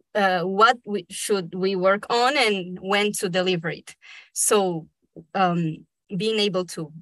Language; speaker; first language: English; non-native, fluent; Spanish